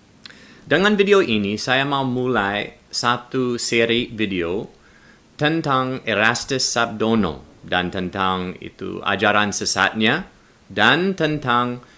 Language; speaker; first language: Indonesian; non-native, learner; English